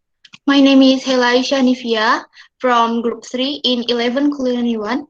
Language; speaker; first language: English; non-native, learner; Indonesian